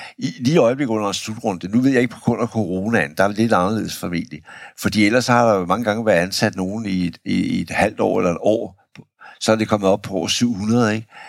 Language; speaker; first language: Danish; native; Danish